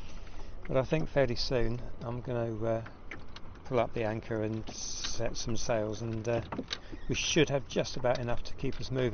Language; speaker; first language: English; native; English